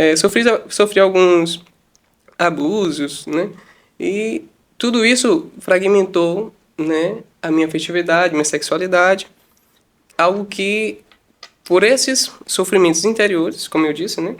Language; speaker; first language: Portuguese; native; Portuguese